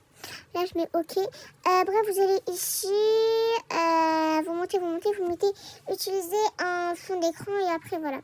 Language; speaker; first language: French; native; French